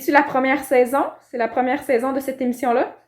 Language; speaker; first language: French; native; French